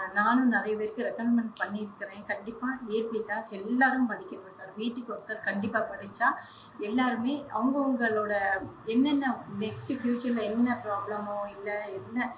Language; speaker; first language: Tamil; non-native, local second language; Hindi